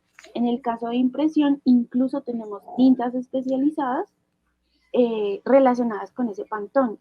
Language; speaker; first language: Spanish; native; Spanish